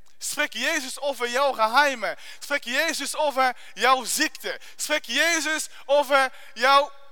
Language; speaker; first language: Dutch; non-native, fluent; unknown